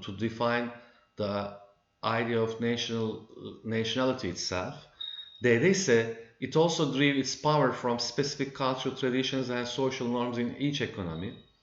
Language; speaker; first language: English; non-native, fluent; Turkish